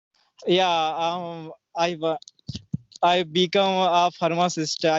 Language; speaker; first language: English; non-native, learner; Hindi